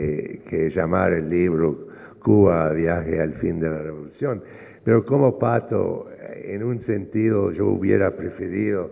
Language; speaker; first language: Spanish; non-native, fluent; English